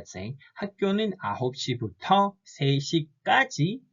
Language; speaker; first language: Korean; non-native, fluent; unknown